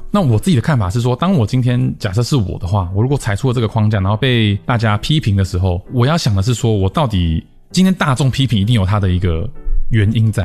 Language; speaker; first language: Chinese; native; Chinese